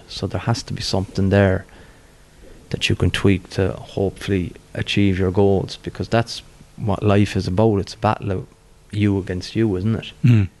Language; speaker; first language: English; native; English